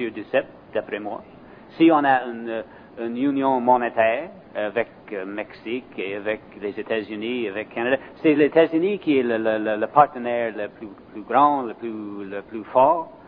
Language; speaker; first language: French; non-native, fluent; English